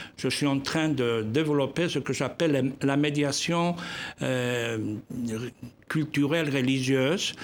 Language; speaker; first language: French; non-native, fluent; Spanish